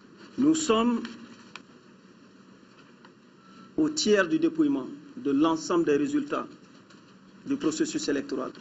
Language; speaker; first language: French; non-native, local second language; Bambara